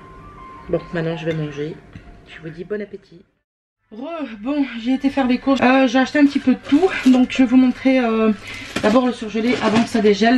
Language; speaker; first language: French; native; French